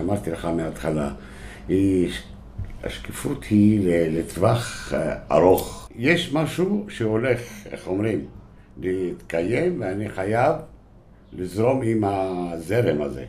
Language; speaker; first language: Hebrew; non-native, local second language; Arabic